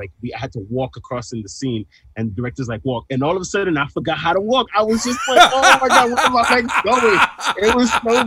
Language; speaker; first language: English; early bilingual, other home language; Spanish